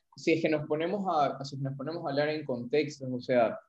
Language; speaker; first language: Spanish; native; Spanish